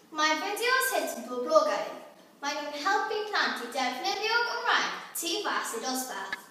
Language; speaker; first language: Welsh; non-native, local second language; English